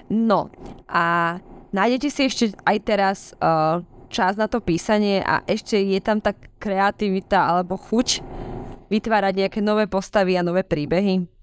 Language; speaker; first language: Slovak; native; Slovak